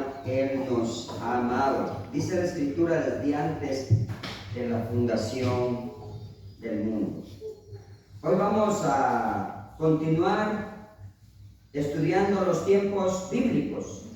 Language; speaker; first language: Spanish; native; Spanish